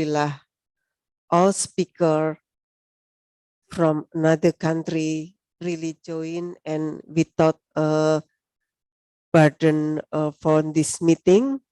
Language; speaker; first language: English; non-native, learner; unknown